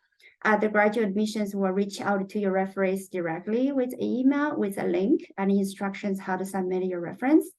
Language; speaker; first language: English; non-native, fluent; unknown